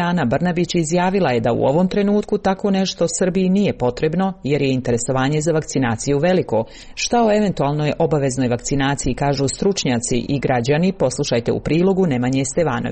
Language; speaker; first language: Serbian; native; Serbian